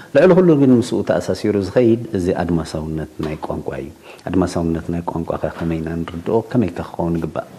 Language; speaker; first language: Tigrinya; native; Tigrinya